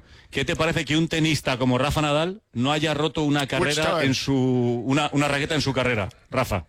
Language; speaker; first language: Spanish; native; Spanish